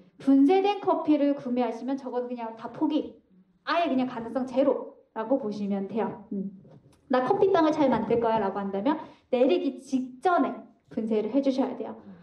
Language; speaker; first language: Korean; native; Korean